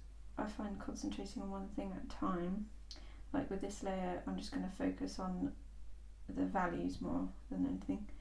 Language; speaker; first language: English; native; English